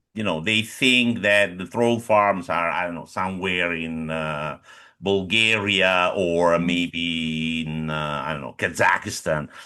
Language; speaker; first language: English; non-native, fluent; Italian